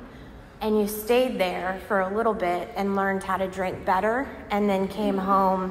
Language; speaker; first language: English; native; English